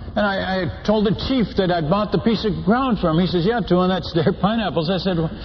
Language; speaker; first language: English; non-native, fluent; Dutch